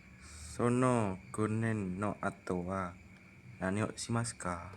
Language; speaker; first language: Japanese; non-native, fluent; Indonesian